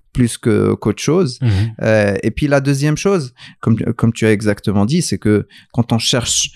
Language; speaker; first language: French; non-native, local second language; Arabic